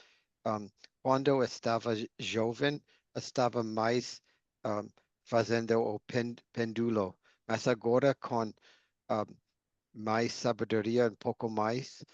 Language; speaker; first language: Portuguese; non-native, learner; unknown